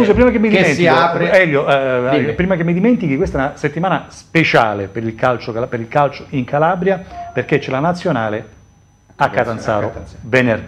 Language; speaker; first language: Italian; native; Italian